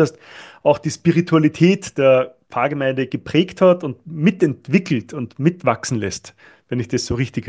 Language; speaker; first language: German; native; German